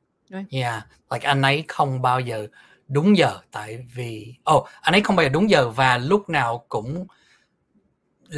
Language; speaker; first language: Vietnamese; early bilingual, heritage; Vietnamese